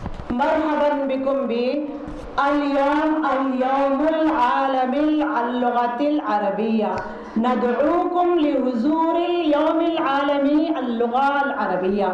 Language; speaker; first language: Arabic; non-native, learner; Urdu